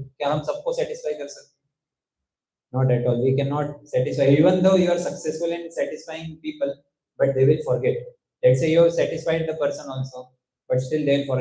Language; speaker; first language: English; non-native, local second language; Hindi